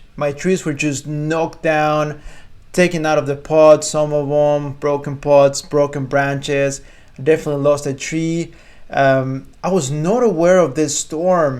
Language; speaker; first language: English; non-native, fluent; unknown